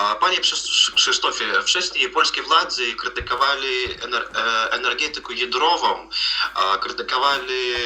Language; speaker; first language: Polish; non-native, learner; Russian